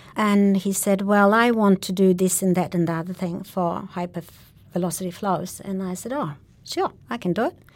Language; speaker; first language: English; non-native, fluent; Polish